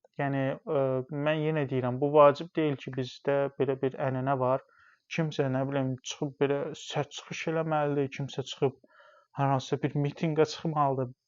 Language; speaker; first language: Azerbaijani; non-native, local second language; Talysh